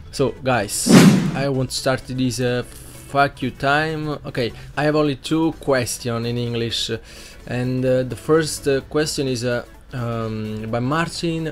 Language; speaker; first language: English; non-native, learner; Italian